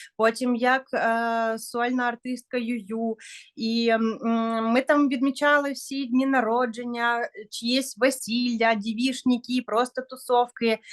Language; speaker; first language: Ukrainian; non-native, local second language; Russian